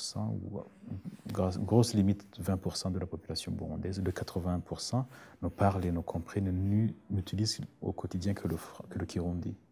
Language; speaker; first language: French; non-native, local second language; Rundi